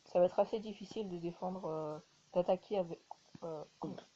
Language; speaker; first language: French; native; French